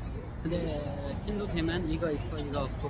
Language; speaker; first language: Korean; non-native, learner; Nepali